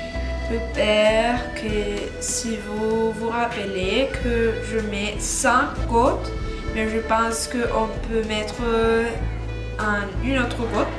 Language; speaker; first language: French; non-native, learner; Spanish